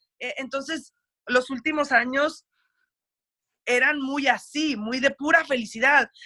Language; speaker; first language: Spanish; early bilingual, heritage; Spanish